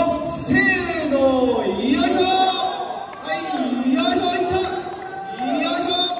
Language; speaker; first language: Japanese; native; Japanese